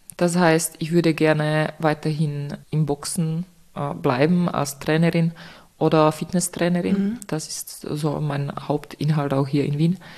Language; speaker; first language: German; non-native, fluent; Czech